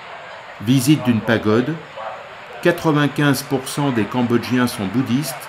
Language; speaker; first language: French; native; French